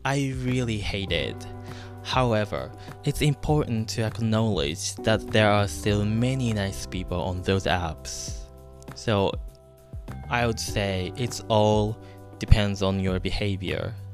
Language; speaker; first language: English; non-native, fluent; Japanese